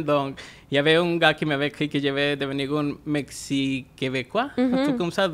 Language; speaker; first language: French; non-native, fluent; Spanish